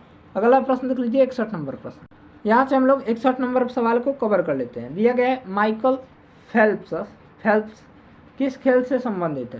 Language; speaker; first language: Hindi; native; Hindi